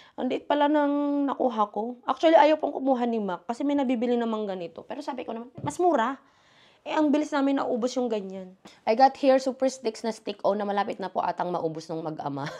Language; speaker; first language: Filipino; native; Filipino